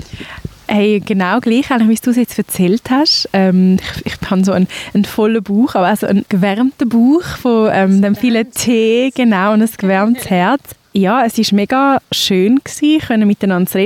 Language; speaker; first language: German; native; German